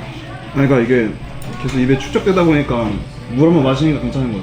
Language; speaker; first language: Korean; native; Korean